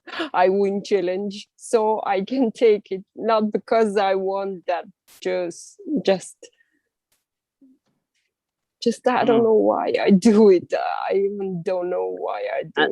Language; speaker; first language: English; non-native, learner; Russian